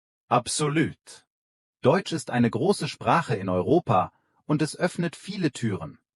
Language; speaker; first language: German; non-native, fluent; Vietnamese